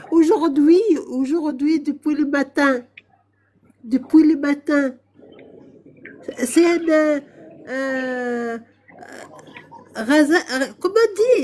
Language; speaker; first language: French; non-native, local second language; Arabic